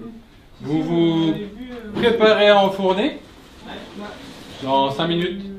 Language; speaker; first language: French; native; French